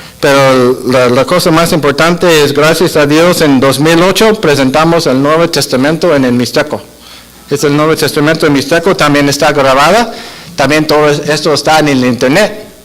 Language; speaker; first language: Spanish; non-native, fluent; English